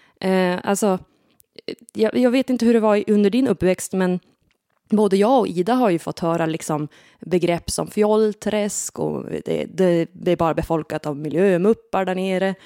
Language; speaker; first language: Swedish; native; Swedish